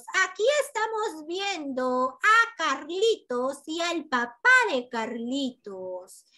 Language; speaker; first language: Spanish; native; Spanish